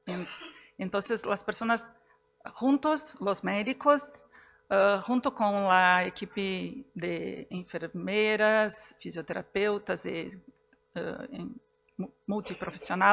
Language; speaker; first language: Spanish; non-native, fluent; Portuguese